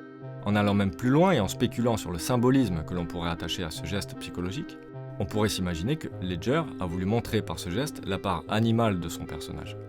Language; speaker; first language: French; native; French